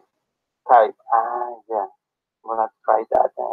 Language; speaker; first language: English; non-native, learner; Spanish